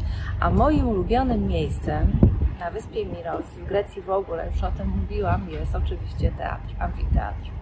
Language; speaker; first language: Polish; native; Polish